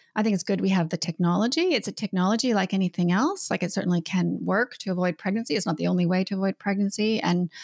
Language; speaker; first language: English; native; English